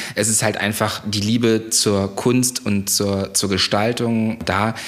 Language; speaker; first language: German; native; German